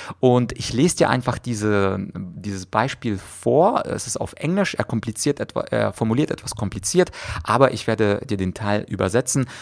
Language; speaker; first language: German; early bilingual, other home language; Russian